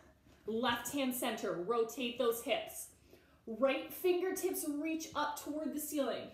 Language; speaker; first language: English; native; English